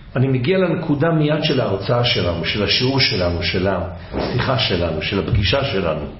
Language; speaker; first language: Hebrew; native; Hebrew